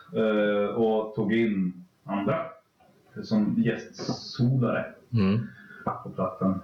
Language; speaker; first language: Swedish; native; Swedish